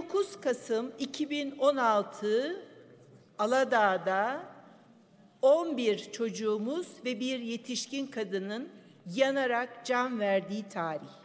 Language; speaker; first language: Turkish; native; Turkish